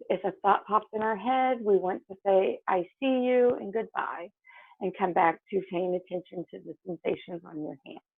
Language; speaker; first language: English; native; English